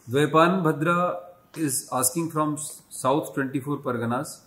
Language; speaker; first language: English; non-native, local second language; Hindi